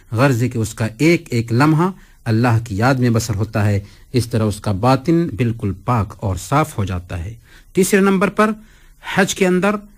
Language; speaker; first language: Urdu; native; Urdu